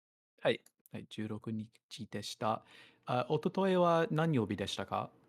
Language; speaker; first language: Japanese; non-native, learner; English